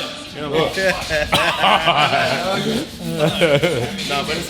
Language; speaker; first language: English; native; English